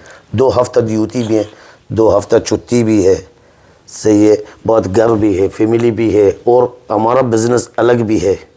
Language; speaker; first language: Hindi; non-native, learner; Arabic